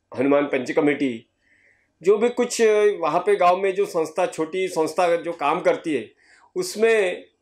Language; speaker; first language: Hindi; non-native, local second language; Marathi